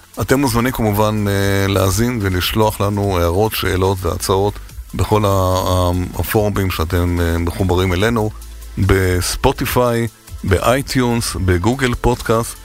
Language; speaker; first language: Hebrew; native; Hebrew